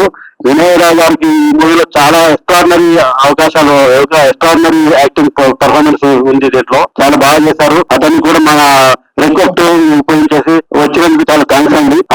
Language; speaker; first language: Telugu; native; Telugu